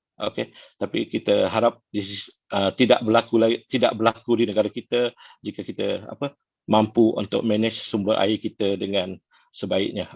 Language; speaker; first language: Malay; non-native, local second language; Tamil